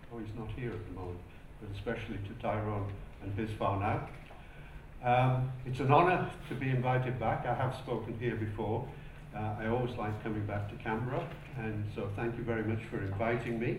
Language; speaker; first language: English; native; English